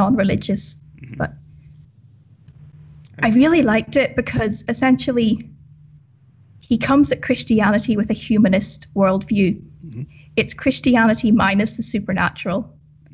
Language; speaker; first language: English; native; English